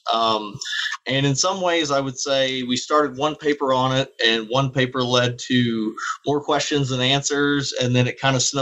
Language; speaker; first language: English; native; English